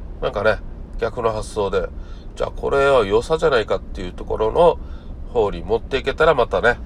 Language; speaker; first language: Japanese; native; Japanese